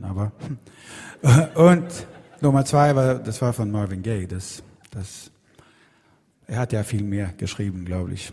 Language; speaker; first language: German; non-native, fluent; Swedish